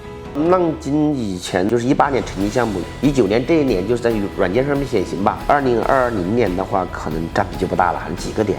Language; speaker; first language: Chinese; native; Chinese